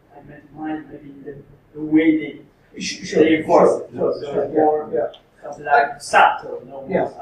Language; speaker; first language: English; non-native, fluent; Italian